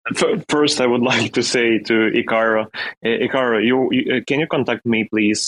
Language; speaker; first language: English; non-native, fluent; Ukrainian